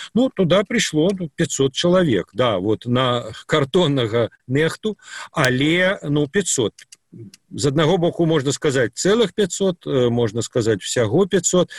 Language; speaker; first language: Belarusian; non-native, local second language; Russian